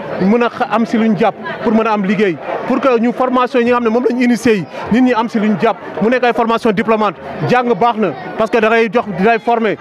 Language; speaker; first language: Wolof; native; Wolof